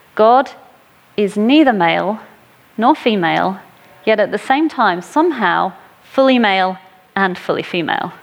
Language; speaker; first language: English; native; English